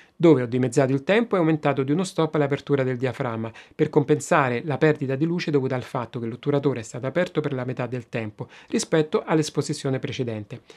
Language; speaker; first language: Italian; native; Italian